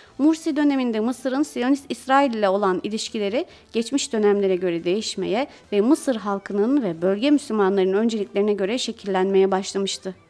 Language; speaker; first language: Turkish; native; Turkish